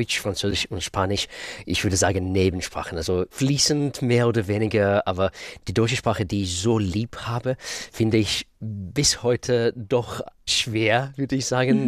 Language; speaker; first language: German; non-native, fluent; Russian